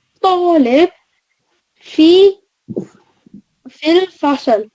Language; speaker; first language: Arabic; non-native, learner; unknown